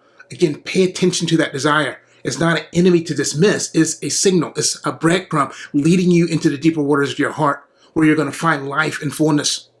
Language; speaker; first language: English; native; English